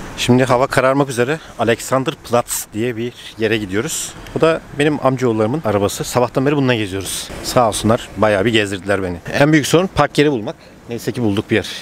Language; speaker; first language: Turkish; native; Turkish